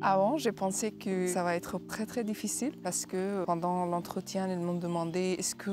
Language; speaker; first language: French; non-native, learner; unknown